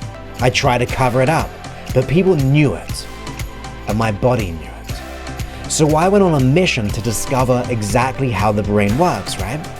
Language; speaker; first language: English; native; English